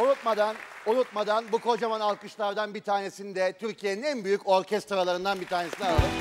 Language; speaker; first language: Turkish; native; Turkish